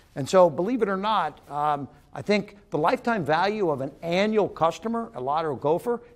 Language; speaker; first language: English; native; English